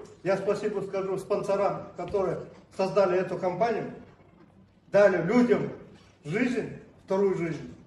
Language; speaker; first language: Russian; non-native, local second language; Kazakh